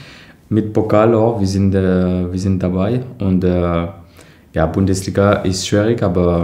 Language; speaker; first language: German; non-native, learner; French